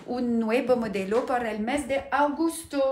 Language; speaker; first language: Spanish; non-native, learner; French